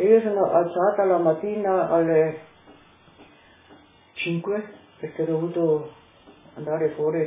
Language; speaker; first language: Italian; non-native, local second language; Slovenian